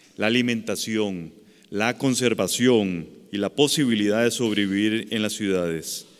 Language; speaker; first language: Spanish; native; Spanish